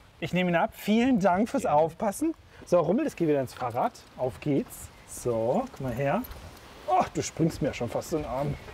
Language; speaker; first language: German; native; German